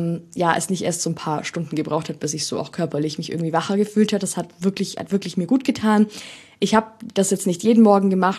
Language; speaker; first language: German; native; German